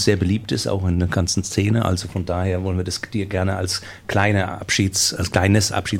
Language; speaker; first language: German; native; German